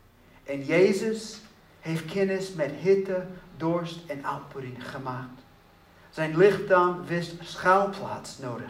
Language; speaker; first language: Dutch; non-native, learner; English